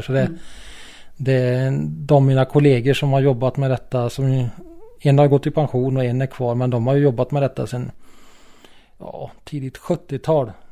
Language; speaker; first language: Swedish; native; Swedish